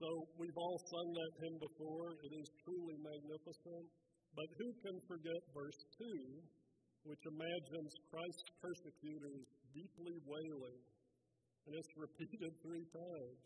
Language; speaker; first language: English; native; English